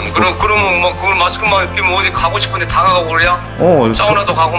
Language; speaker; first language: Korean; native; Korean